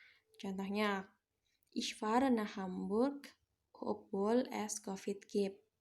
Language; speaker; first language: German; non-native, fluent; Indonesian